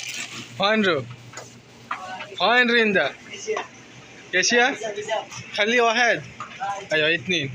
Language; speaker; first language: Arabic; non-native, learner; Bangla